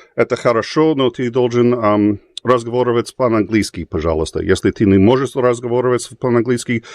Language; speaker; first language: Russian; non-native, learner; English